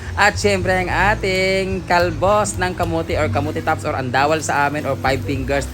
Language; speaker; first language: Filipino; non-native, local second language; Cebuano